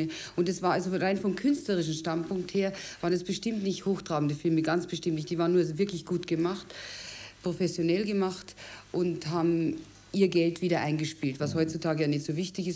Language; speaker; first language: German; native; German